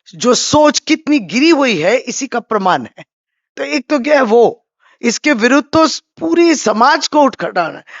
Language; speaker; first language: Hindi; non-native, local second language; Bangla